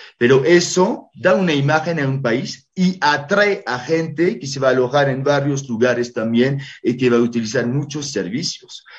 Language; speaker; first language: Spanish; non-native, fluent; French